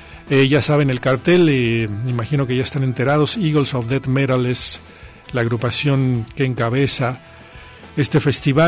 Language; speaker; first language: Spanish; native; Spanish